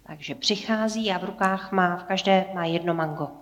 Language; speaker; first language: Czech; native; Czech